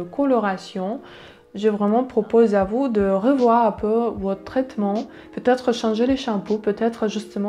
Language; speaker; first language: French; non-native, learner; Russian